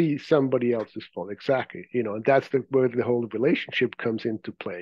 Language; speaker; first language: English; non-native, fluent; Swiss German